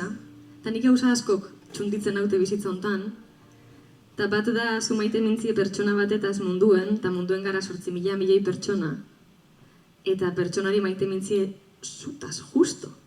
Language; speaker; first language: Basque; native; Basque